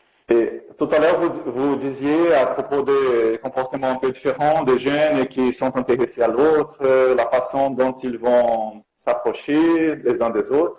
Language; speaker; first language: French; non-native, fluent; Portuguese